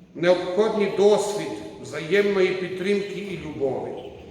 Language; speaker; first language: Ukrainian; non-native, learner; Croatian